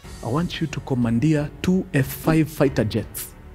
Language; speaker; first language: English; non-native, local second language; Swahili